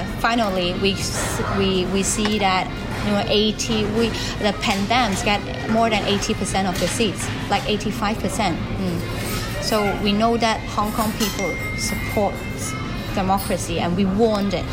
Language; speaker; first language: English; non-native, local second language; Cantonese